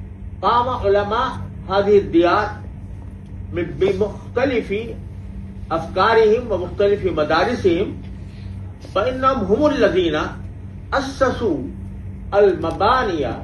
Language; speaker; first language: Arabic; non-native, fluent; Urdu